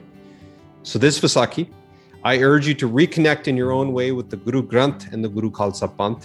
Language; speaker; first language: English; native; English